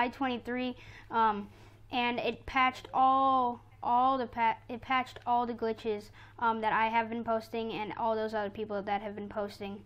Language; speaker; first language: English; native; English